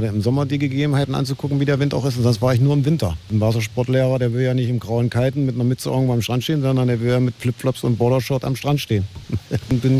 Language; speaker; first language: German; native; German